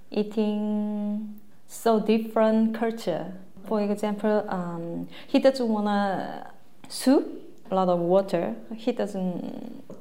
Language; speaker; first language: English; non-native, learner; Korean